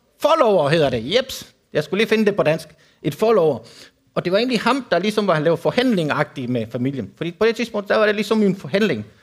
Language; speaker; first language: Danish; non-native, fluent; Spanish